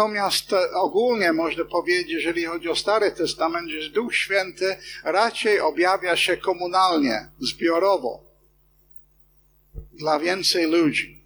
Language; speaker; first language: Polish; non-native, fluent; English